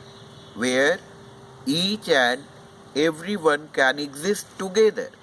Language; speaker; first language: English; non-native, local second language; Hindi